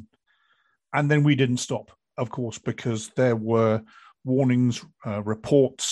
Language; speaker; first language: English; native; English